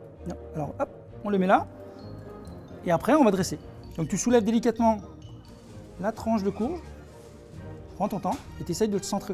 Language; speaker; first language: French; native; French